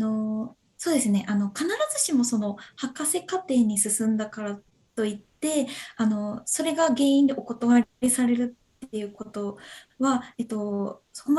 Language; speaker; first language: Japanese; native; Japanese